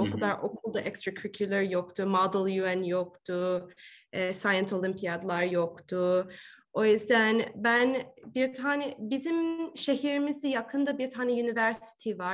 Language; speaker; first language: Turkish; early bilingual, heritage; Turkish